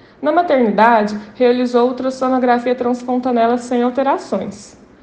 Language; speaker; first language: Portuguese; native; Portuguese